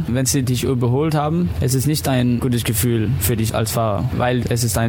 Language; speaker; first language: German; non-native, learner; Danish